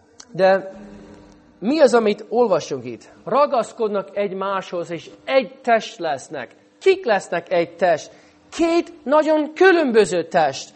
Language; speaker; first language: Hungarian; non-native, fluent; English